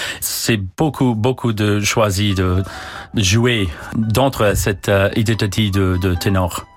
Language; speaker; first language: French; non-native, learner; English